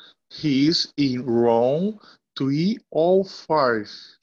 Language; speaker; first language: English; non-native, learner; Portuguese